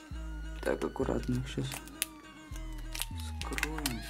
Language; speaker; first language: Russian; native; Russian